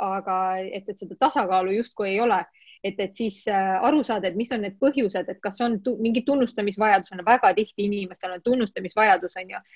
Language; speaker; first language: Estonian; non-native, local second language; Russian